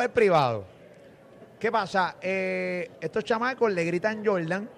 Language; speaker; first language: Spanish; native; Spanish